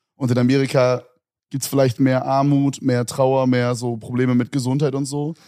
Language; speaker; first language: German; native; German